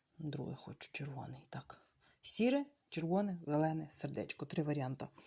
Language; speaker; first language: Ukrainian; non-native, local second language; Russian